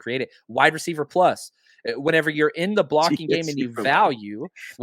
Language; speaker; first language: English; native; English